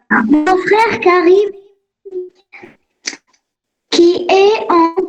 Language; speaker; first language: French; non-native, local second language; Arabic